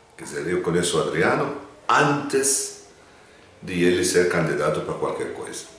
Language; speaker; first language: Portuguese; non-native, fluent; Maltese